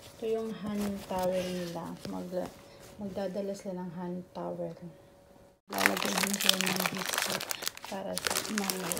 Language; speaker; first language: Filipino; native; Filipino